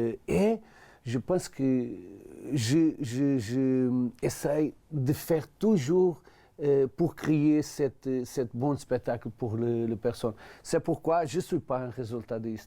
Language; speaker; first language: French; non-native, learner; Portuguese